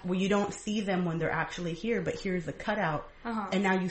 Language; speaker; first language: English; early bilingual, other home language; Spanish